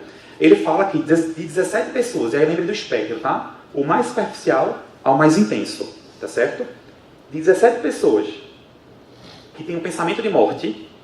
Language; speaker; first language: Portuguese; native; Portuguese